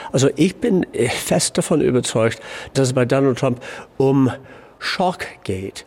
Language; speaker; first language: German; non-native, fluent; English